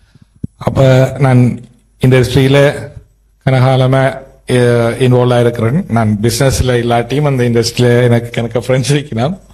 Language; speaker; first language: Tamil; native; Tamil